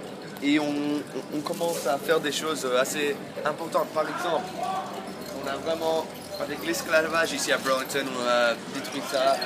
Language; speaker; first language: French; non-native, fluent; English